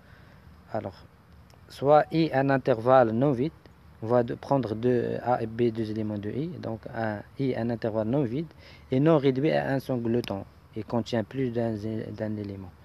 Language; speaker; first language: French; non-native, local second language; Arabic